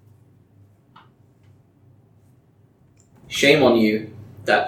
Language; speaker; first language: English; native; English